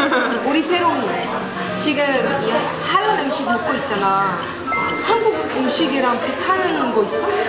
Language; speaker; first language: Korean; non-native, fluent; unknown